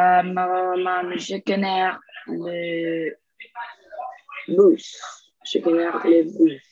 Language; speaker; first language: French; non-native, learner; Spanish